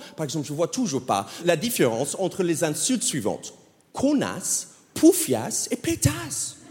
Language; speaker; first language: French; non-native, fluent; English